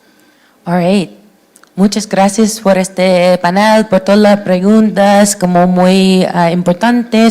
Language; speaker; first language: Spanish; non-native, fluent; English